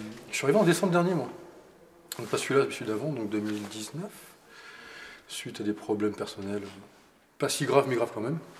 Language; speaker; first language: French; native; French